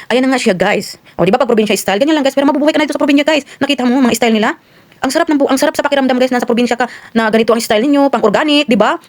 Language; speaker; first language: Filipino; non-native, local second language; Cebuano